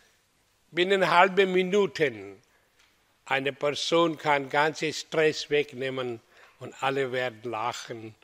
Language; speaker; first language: German; non-native, learner; Hindi